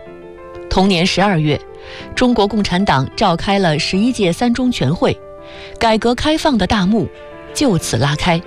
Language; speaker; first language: Chinese; native; Chinese